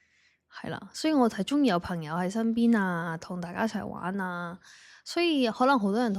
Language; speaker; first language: Cantonese; native; Cantonese